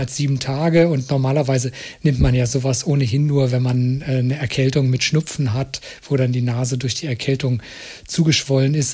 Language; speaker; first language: German; native; German